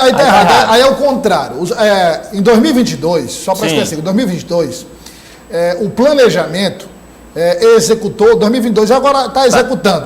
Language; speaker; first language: Portuguese; native; Portuguese